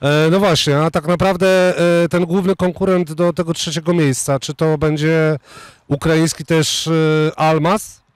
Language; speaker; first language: Polish; native; Polish